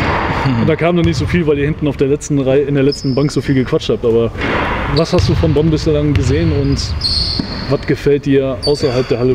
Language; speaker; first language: German; native; German